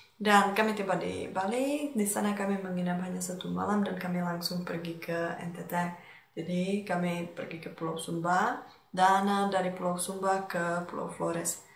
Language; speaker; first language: Indonesian; non-native, fluent; Czech